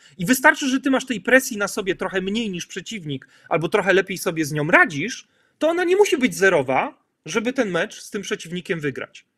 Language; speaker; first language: Polish; native; Polish